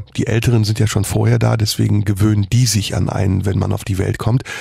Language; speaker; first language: German; early bilingual, other home language; Turkish